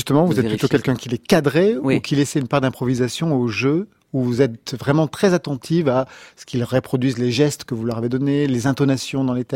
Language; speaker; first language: French; native; French